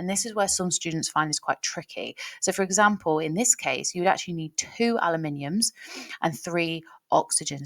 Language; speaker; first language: English; native; English